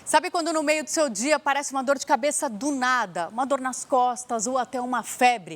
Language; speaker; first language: Portuguese; native; Portuguese